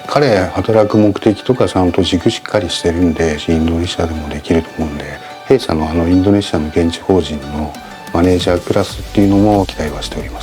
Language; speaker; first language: Japanese; native; Japanese